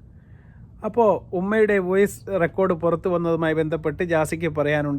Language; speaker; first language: Malayalam; native; Malayalam